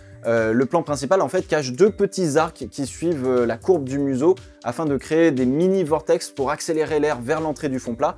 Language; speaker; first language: French; native; French